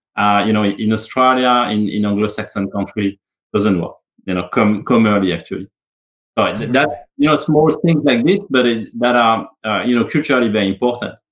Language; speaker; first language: English; non-native, fluent; French